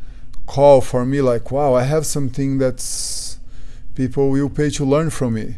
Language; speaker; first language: English; non-native, fluent; Portuguese